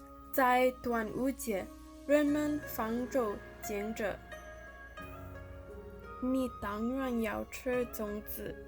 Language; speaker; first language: Chinese; non-native, learner; English